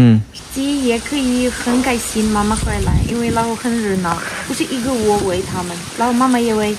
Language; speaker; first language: Chinese; non-native, learner; Ukrainian